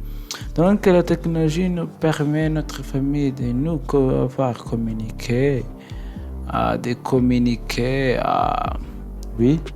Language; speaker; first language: French; non-native, learner; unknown